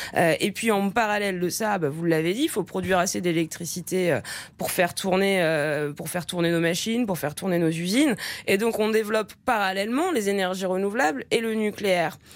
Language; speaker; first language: French; native; French